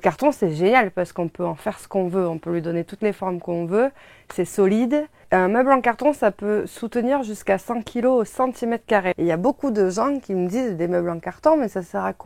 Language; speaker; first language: French; native; French